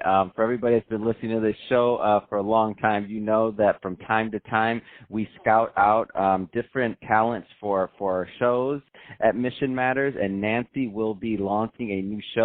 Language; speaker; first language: English; native; English